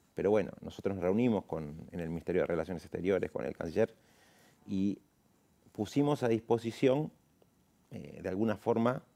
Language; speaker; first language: Spanish; native; Spanish